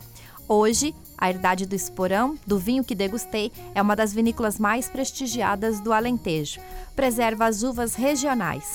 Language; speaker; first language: Portuguese; native; Portuguese